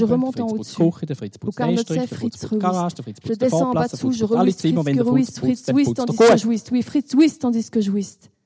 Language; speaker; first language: French; native; French